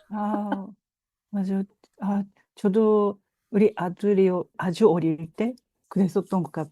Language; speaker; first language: Korean; non-native, fluent; Japanese